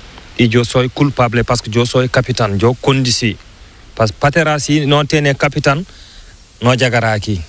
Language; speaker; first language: Spanish; non-native, learner; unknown